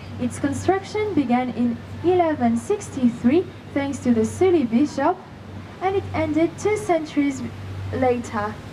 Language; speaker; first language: English; non-native, fluent; French